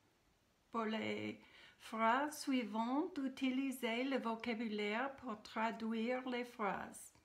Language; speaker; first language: French; non-native, fluent; English